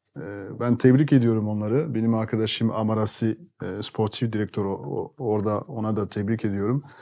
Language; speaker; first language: Turkish; non-native, fluent; French